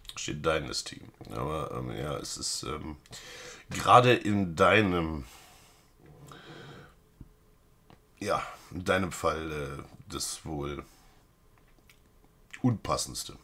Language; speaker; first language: German; native; German